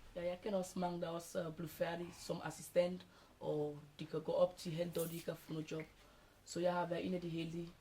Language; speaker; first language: Danish; early bilingual, other home language; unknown